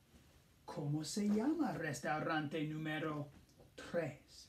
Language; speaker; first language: Spanish; non-native, fluent; English